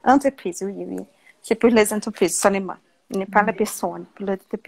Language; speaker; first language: French; non-native, learner; Portuguese